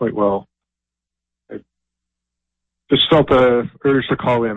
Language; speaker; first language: English; native; English